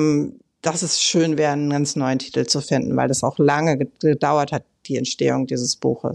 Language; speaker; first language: German; native; German